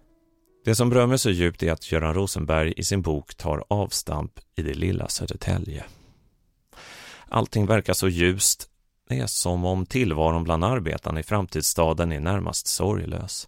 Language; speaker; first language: Swedish; native; Swedish